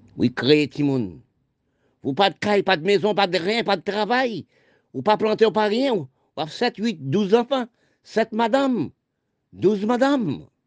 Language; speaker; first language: French; non-native, local second language; Haitian Creole